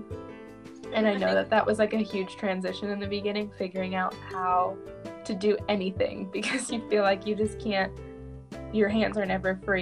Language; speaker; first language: English; native; English